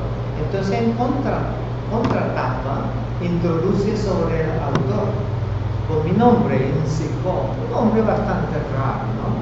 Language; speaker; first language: Spanish; non-native, fluent; Korean